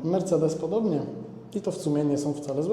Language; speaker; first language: Polish; native; Polish